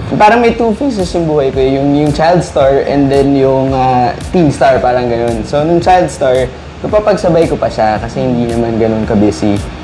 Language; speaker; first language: Filipino; native; Filipino